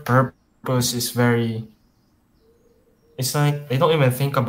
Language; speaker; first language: English; non-native, local second language; Chinese